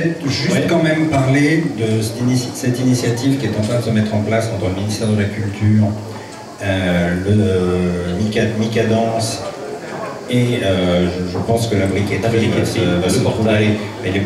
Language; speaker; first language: French; native; French